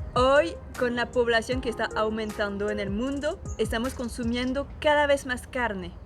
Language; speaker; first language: Spanish; non-native, fluent; French